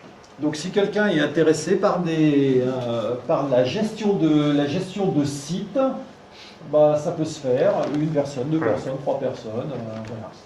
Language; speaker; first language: French; native; French